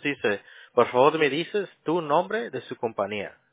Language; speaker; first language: Spanish; early bilingual, heritage; Spanish